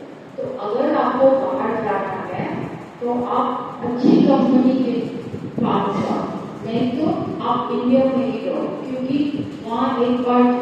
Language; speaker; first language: Hindi; non-native, local second language; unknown